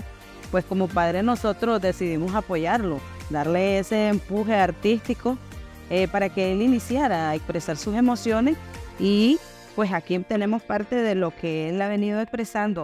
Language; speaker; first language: Spanish; native; Spanish